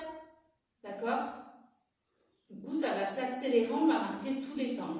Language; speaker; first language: French; native; French